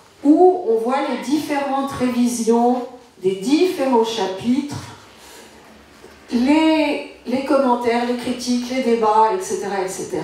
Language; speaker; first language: French; native; French